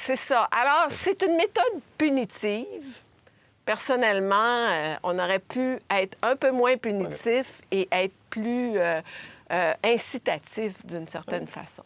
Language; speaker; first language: French; native; French